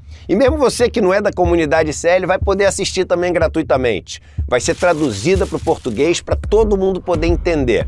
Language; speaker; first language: Portuguese; native; Portuguese